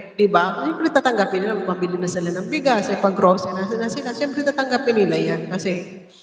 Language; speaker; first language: Filipino; non-native, local second language; Masbatenyo